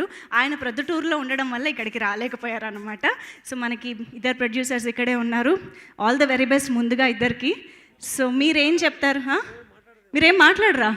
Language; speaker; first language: Telugu; native; Telugu